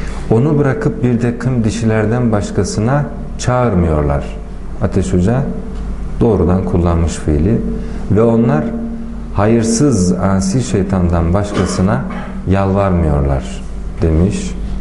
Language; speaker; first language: Turkish; native; Turkish